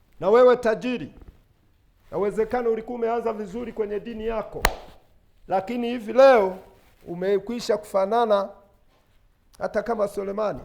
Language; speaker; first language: Swahili; non-native, local second language; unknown